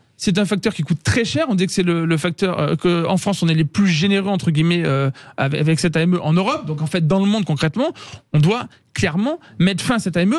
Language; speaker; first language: French; native; French